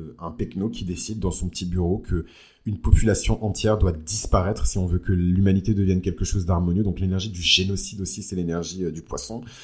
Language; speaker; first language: French; early bilingual, other home language; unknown